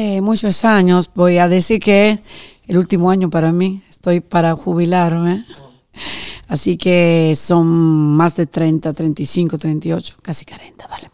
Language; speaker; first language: Spanish; non-native, fluent; Italian